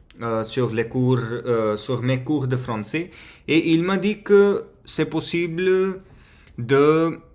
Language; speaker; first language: French; non-native, fluent; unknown